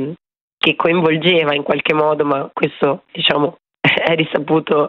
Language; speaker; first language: Italian; native; Italian